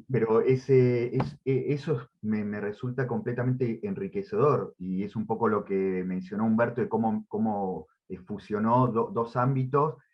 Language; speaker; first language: Spanish; native; Spanish